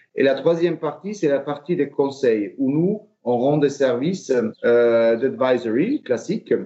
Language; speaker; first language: French; native; French